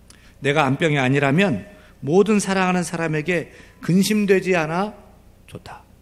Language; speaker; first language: Korean; native; Korean